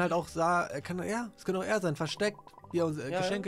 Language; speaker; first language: German; native; German